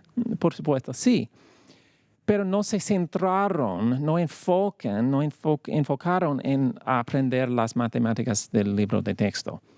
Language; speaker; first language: Spanish; non-native, fluent; English